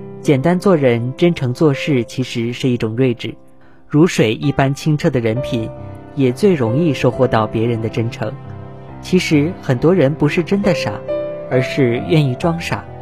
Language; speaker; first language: Chinese; native; Chinese